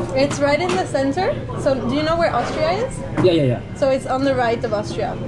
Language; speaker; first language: English; non-native, fluent; Slovak